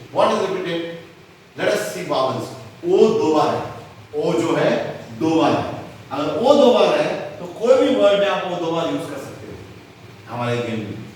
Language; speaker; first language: Hindi; non-native, local second language; Konkani